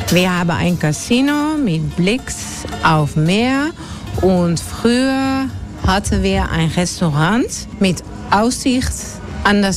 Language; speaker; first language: German; non-native, learner; Dutch